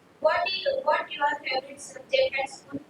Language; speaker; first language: English; non-native, learner; Gujarati